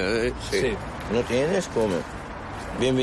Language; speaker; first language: Spanish; non-native, learner; Arabic